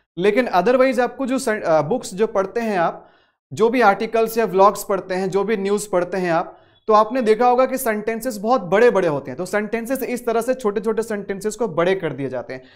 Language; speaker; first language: Hindi; native; Hindi